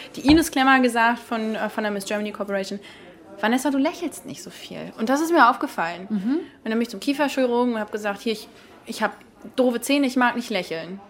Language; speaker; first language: German; native; German